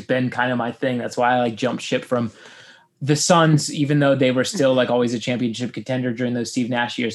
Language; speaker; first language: English; native; English